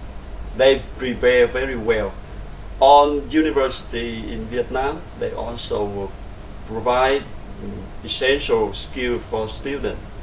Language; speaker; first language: English; non-native, learner; Vietnamese